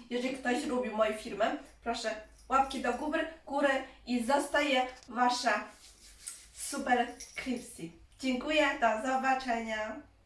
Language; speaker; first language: Polish; non-native, learner; Chinese